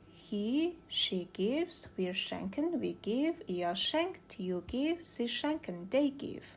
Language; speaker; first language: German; non-native, learner; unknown